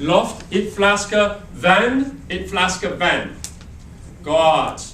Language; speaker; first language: Danish; non-native, learner; English